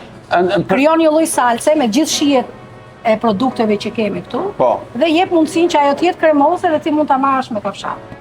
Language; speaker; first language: Albanian; native; Albanian